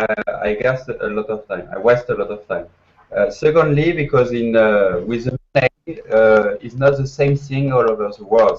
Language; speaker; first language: English; non-native, learner; French